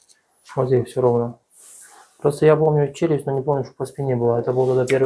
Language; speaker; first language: Russian; native; Russian